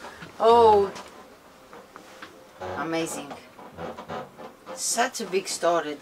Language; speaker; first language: English; non-native, fluent; Greek